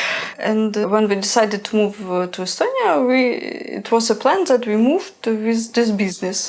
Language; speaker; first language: English; non-native, learner; Ukrainian